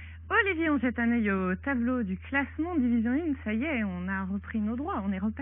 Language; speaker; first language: French; native; French